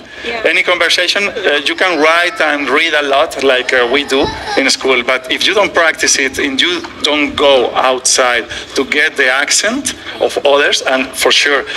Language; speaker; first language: English; non-native, fluent; Spanish